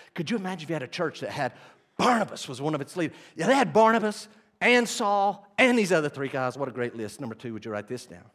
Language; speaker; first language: English; native; English